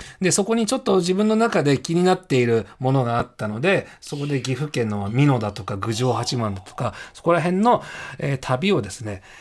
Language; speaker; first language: Japanese; native; Japanese